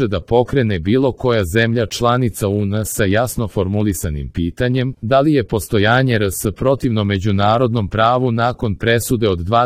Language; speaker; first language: Croatian; native; Croatian